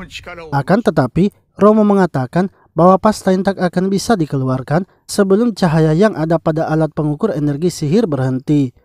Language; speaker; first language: Indonesian; native; Indonesian